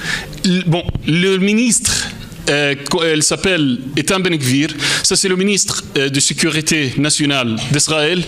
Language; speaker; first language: French; non-native, fluent; Arabic